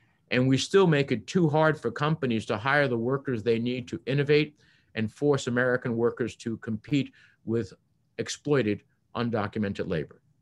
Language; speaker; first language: English; early bilingual, other home language; Spanish